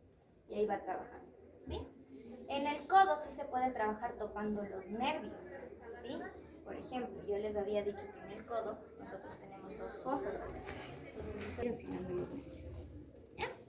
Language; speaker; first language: Spanish; native; Spanish